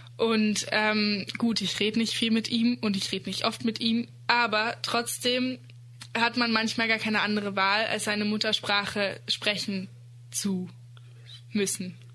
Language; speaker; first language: German; early bilingual, other home language; Dutch